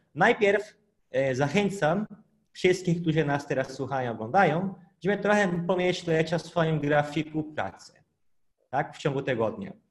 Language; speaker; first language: Polish; non-native, fluent; Portuguese